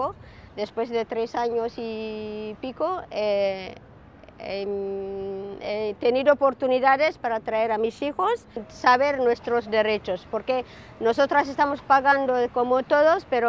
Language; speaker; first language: Spanish; non-native, learner; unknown